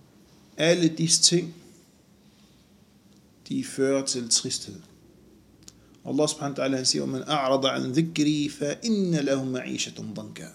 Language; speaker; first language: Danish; non-native, fluent; Arabic